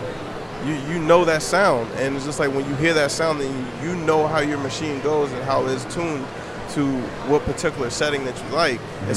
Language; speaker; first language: English; native; English